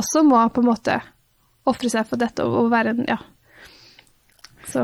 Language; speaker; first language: Norwegian; native; Norwegian